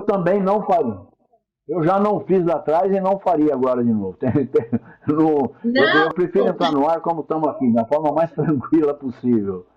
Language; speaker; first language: Portuguese; native; Portuguese